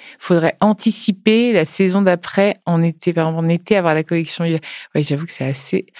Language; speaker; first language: French; native; French